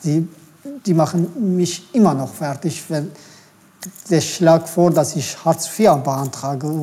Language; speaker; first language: German; non-native, fluent; Turkish